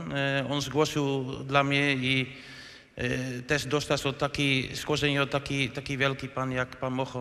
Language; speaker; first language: Polish; non-native, fluent; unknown